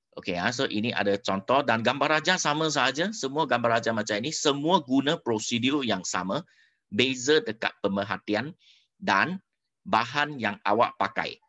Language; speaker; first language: Malay; non-native, local second language; Chinese